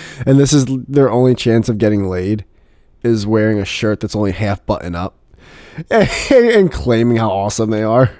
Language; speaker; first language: English; native; English